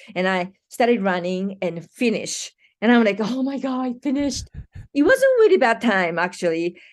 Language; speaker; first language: English; non-native, fluent; Japanese